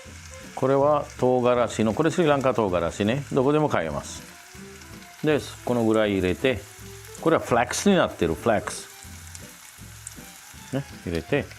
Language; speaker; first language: Japanese; non-native, fluent; Sinhala